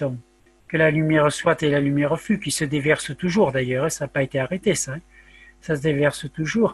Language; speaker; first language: French; native; French